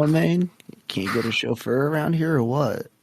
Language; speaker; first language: English; native; English